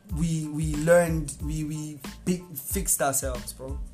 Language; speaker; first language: English; non-native, local second language; Northern Sotho